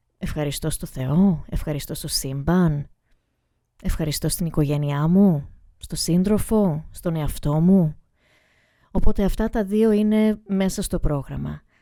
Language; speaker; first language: Greek; early bilingual, heritage; Greek